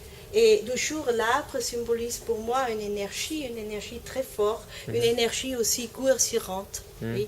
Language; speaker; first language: French; non-native, learner; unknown